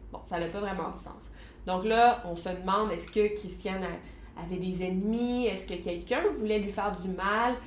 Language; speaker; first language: French; native; French